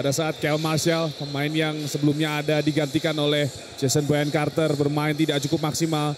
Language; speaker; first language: Indonesian; native; Indonesian